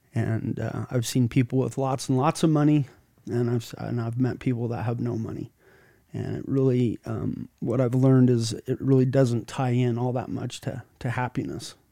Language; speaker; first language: English; native; English